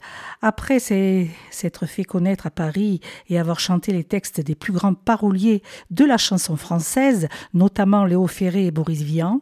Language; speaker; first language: French; native; French